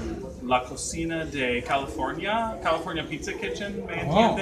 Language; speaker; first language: Spanish; non-native, learner; English